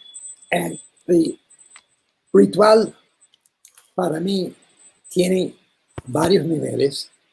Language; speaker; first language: Spanish; non-native, learner; English